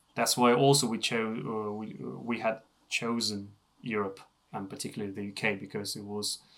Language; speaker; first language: English; non-native, fluent; Russian